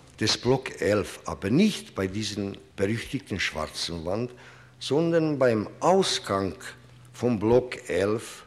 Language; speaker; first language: German; non-native, learner; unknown